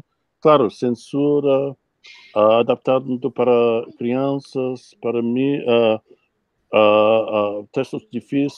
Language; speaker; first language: Portuguese; non-native, fluent; English